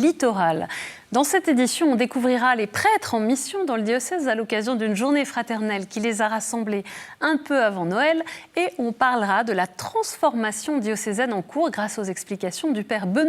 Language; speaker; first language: French; native; French